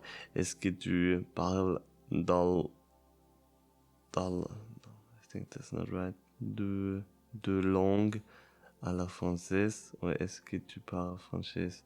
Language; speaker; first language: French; non-native, learner; German